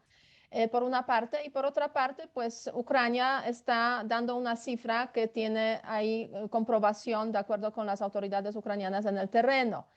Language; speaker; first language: Spanish; non-native, fluent; Polish